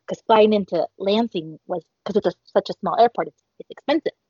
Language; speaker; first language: English; early bilingual, other home language; Spanish